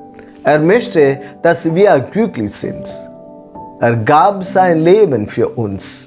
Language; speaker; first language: German; non-native, fluent; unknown